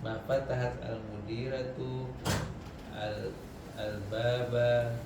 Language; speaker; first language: Arabic; non-native, learner; Indonesian